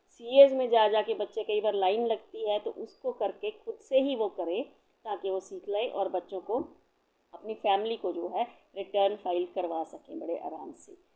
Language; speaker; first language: Hindi; non-native, local second language; Punjabi